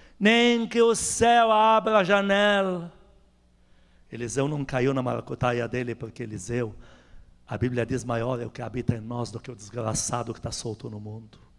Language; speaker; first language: Portuguese; non-native, fluent; Arabic